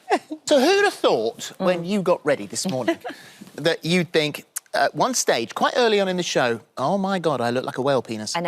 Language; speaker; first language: English; native; English